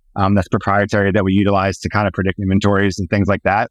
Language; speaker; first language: English; native; English